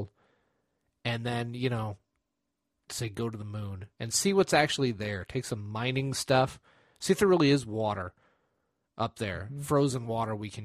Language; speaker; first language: English; native; English